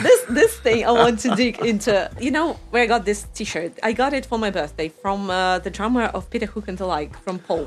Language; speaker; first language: English; non-native, fluent; Russian